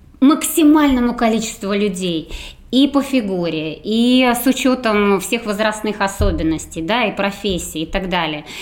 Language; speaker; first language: Russian; native; Russian